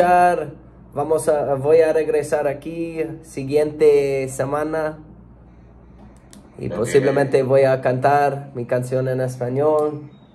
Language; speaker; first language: Spanish; non-native, learner; English